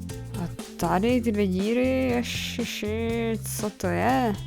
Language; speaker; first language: Czech; native; Czech